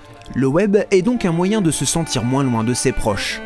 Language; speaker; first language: French; native; French